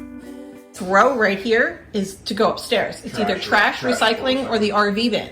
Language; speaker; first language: English; native; English